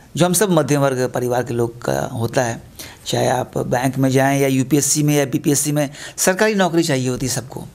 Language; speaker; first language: Hindi; native; Hindi